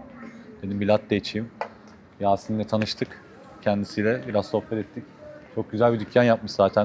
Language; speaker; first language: Turkish; native; Turkish